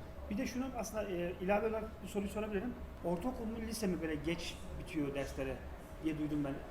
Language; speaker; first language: Turkish; native; Turkish